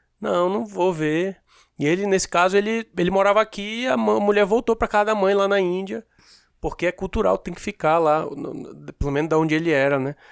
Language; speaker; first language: Portuguese; native; Portuguese